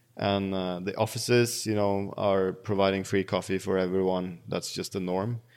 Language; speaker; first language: English; non-native, fluent; Norwegian